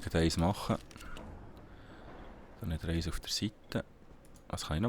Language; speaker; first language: German; native; German